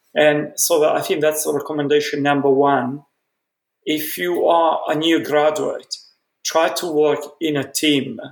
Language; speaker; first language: English; non-native, fluent; Italian